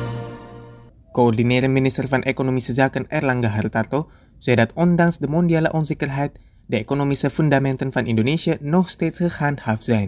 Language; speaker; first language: Dutch; non-native, fluent; Indonesian